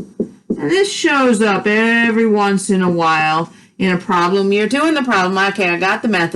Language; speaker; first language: English; native; English